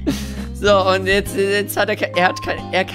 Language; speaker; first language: German; native; German